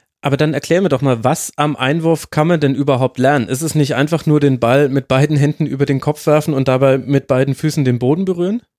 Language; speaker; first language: German; native; German